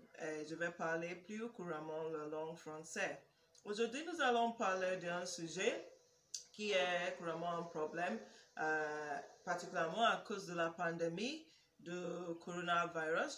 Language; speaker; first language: French; non-native, learner; English